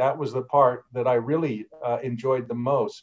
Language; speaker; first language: English; native; English